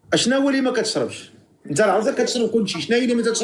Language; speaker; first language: Arabic; native; Arabic